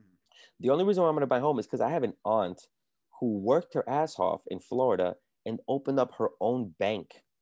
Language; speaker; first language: English; early bilingual, other home language; Spanish